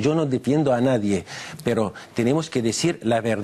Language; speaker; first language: Spanish; non-native, fluent; Arabic